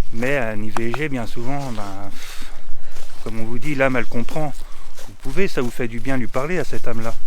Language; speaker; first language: French; native; French